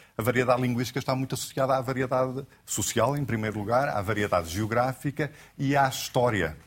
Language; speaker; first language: Portuguese; native; Portuguese